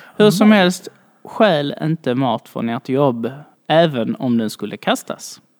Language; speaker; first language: Swedish; native; Swedish